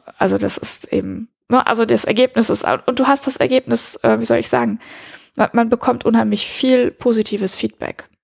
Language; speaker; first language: German; early bilingual, heritage; German